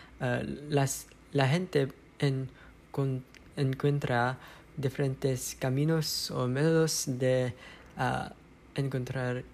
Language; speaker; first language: Spanish; non-native, learner; English